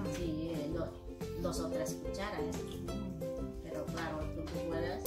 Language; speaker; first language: Spanish; non-native, learner; Indonesian